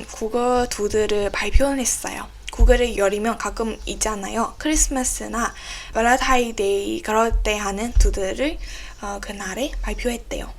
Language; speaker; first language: Korean; non-native, fluent; Burmese